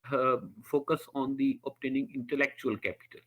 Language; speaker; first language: English; non-native, local second language; Urdu